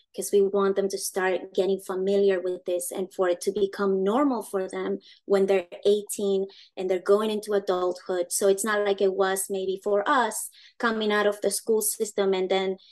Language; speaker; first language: English; early bilingual, other home language; Spanish